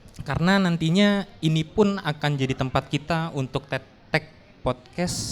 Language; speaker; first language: Indonesian; native; Indonesian